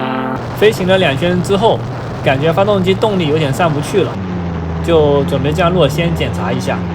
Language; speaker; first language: Chinese; native; Chinese